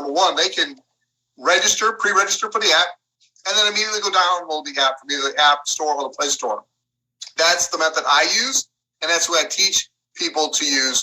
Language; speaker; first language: English; native; English